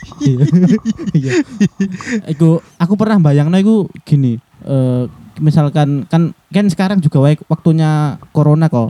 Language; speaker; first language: Indonesian; non-native, local second language; Javanese